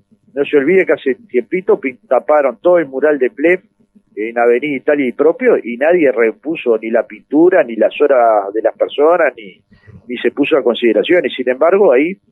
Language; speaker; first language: Spanish; native; Spanish